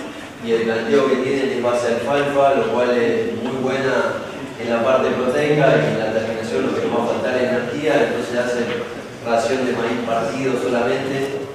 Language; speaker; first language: Spanish; native; Spanish